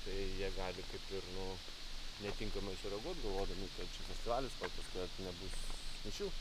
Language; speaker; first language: Lithuanian; native; Lithuanian